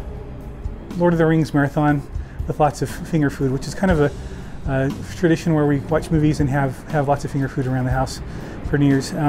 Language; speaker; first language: English; native; English